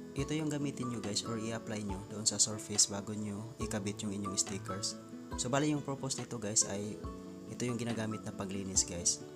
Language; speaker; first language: Filipino; non-native, local second language; Cebuano